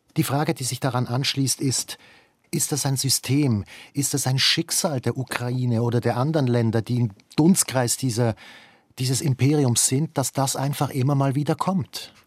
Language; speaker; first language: German; native; German